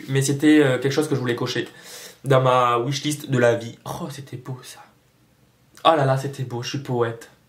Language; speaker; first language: French; native; French